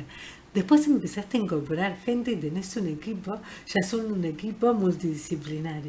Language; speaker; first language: Spanish; native; Spanish